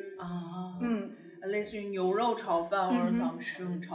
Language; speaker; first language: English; non-native, learner; Chinese